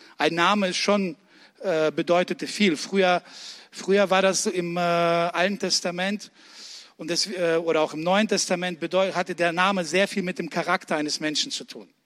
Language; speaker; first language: German; early bilingual, other home language; Russian